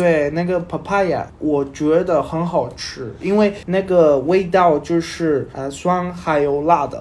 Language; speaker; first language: Chinese; non-native, learner; Spanish